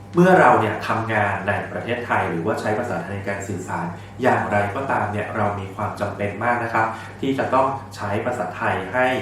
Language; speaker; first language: Thai; native; Thai